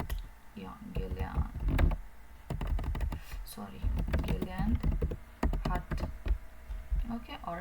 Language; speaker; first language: German; non-native, fluent; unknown